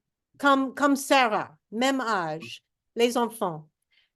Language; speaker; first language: French; non-native, fluent; English